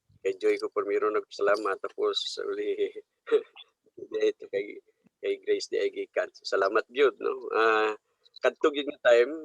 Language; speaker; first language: Cebuano; non-native, local second language; Hiligaynon